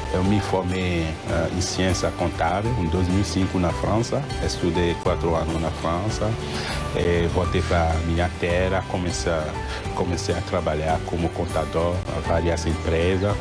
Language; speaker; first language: Portuguese; non-native, fluent; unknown